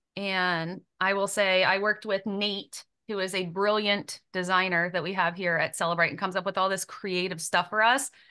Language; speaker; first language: English; native; English